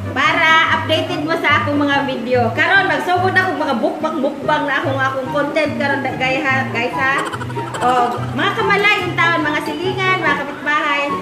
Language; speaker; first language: Cebuano; native; Cebuano